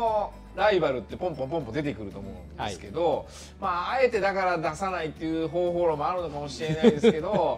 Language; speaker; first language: Japanese; native; Japanese